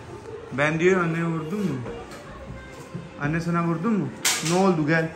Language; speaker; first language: Turkish; non-native, learner; Urdu